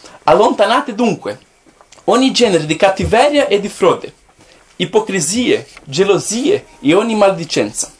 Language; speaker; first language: Italian; non-native, fluent; Portuguese